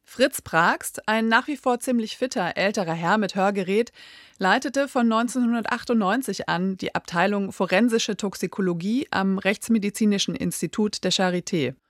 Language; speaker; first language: German; native; German